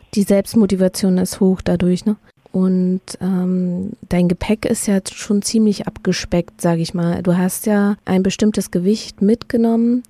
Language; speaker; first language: German; native; German